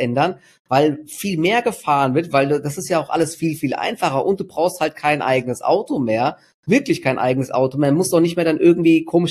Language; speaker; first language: German; native; German